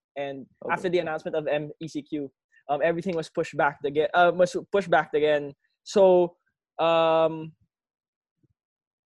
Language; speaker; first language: English; non-native, local second language; Filipino